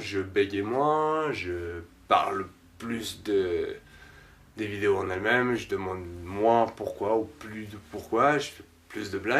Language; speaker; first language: French; native; French